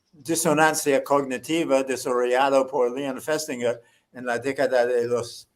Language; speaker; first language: Spanish; non-native, fluent; English